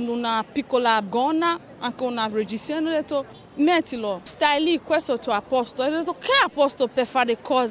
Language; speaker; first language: Italian; non-native, learner; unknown